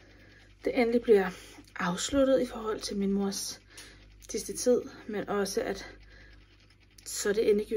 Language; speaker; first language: Danish; native; Danish